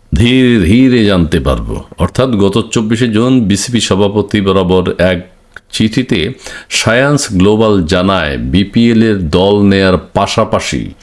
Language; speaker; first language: Bangla; native; Bangla